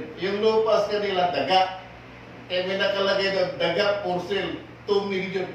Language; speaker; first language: Filipino; non-native, local second language; Cebuano